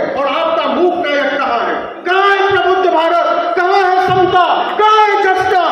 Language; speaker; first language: Hindi; native; Hindi